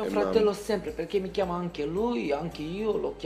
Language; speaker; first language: Italian; non-native, fluent; Romanian